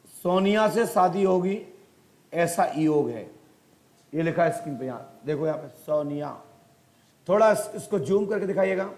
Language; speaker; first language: Hindi; native; Hindi